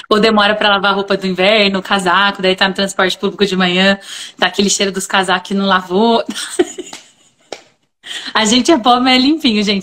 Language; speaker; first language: Portuguese; native; Portuguese